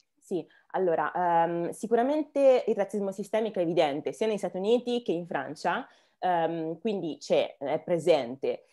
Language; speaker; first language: Italian; early bilingual, other home language; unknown